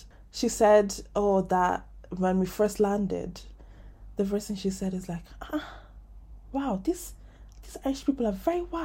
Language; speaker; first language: English; native; English